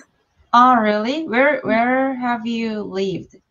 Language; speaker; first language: English; non-native, learner; Korean